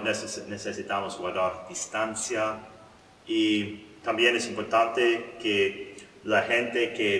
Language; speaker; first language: Spanish; non-native, learner; English